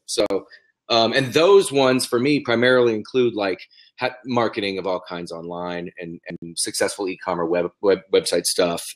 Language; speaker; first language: English; native; English